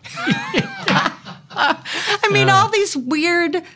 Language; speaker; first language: English; native; English